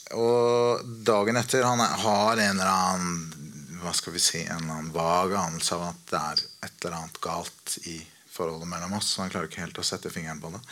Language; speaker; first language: Norwegian; native; Norwegian